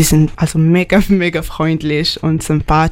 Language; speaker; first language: German; non-native, learner; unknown